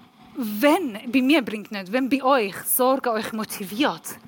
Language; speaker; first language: German; non-native, learner; Persian